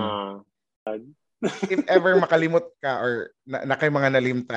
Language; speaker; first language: English; non-native, local second language; Cebuano